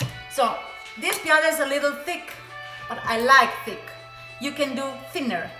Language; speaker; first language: English; non-native, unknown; Italian